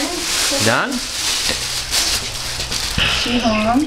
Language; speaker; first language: German; non-native, learner; Thai